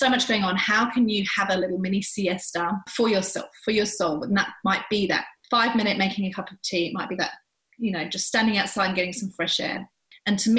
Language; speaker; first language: English; native; English